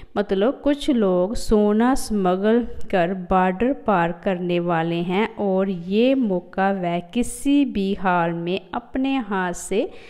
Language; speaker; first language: Hindi; non-native, local second language; Punjabi